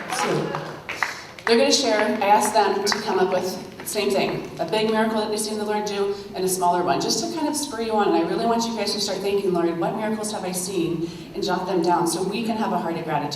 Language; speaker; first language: English; native; English